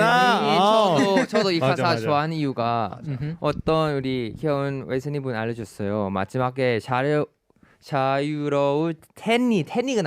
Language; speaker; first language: Korean; non-native, fluent; Thai